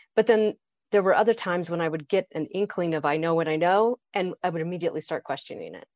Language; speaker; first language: English; native; English